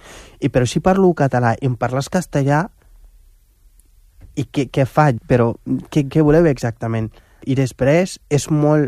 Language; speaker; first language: Catalan; non-native, fluent; Wolof